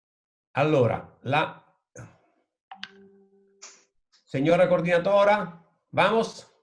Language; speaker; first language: Spanish; non-native, fluent; Italian